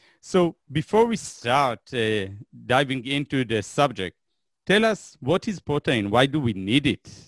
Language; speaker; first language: English; non-native, fluent; Hebrew